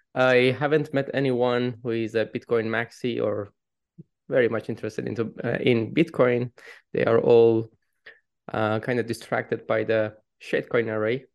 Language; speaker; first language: English; non-native, fluent; Persian